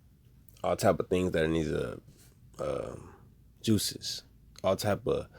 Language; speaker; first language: English; native; English